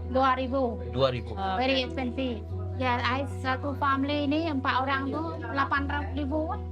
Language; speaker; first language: English; non-native, learner; Khmer